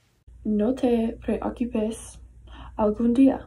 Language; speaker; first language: Spanish; non-native, learner; English